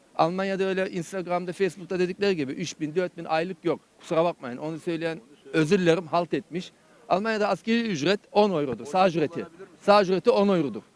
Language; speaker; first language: Turkish; early bilingual, heritage; Turkish